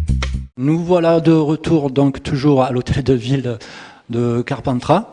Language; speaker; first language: French; native; French